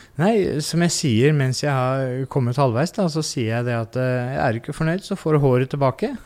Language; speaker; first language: Norwegian; native; Norwegian